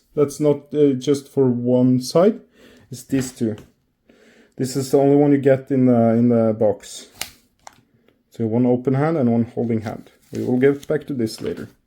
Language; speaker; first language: English; non-native, fluent; Norwegian